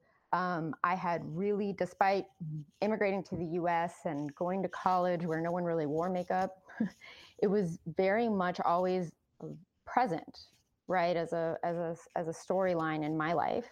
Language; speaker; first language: English; early bilingual, other home language; Spanish